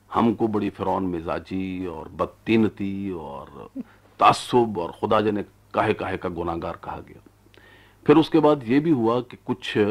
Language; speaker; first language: Urdu; non-native, local second language; Punjabi